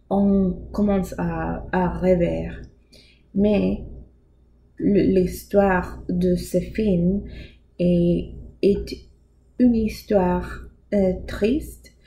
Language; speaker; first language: French; non-native, learner; English